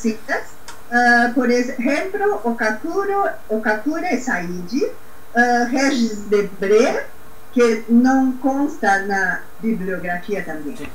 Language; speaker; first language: Spanish; non-native, learner; Portuguese